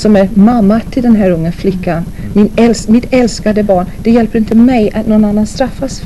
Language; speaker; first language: Swedish; non-native, fluent; English